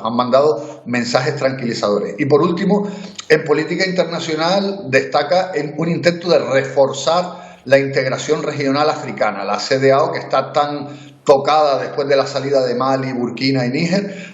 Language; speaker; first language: Spanish; native; Spanish